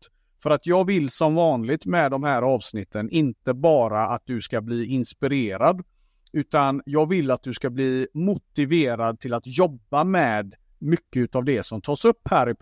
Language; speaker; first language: Swedish; native; Swedish